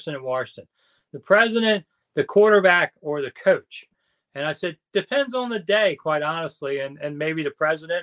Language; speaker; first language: English; native; English